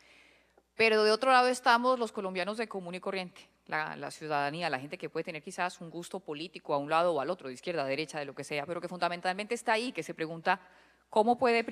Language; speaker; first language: Spanish; native; Spanish